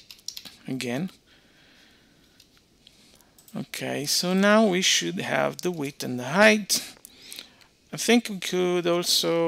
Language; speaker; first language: English; non-native, fluent; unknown